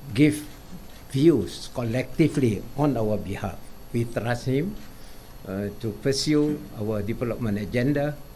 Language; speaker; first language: English; non-native, local second language; Malay